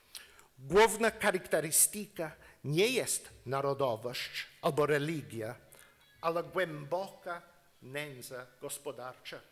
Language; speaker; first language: Polish; non-native, learner; English